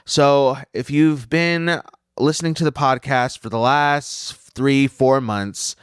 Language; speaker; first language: English; native; English